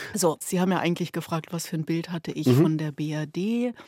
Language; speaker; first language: German; native; German